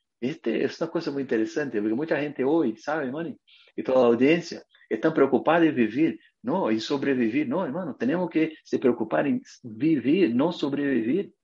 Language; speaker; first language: Spanish; non-native, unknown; Portuguese